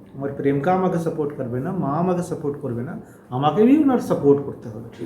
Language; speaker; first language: Bangla; non-native, learner; Hindi